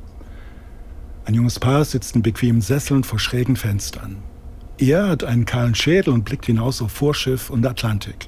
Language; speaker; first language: German; native; German